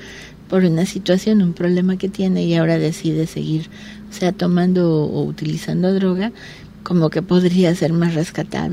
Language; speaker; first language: Spanish; native; Spanish